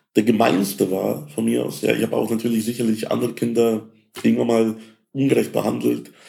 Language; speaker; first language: German; early bilingual, other home language; Ukrainian